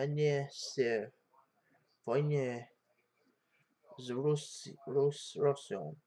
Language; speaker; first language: Russian; non-native, learner; English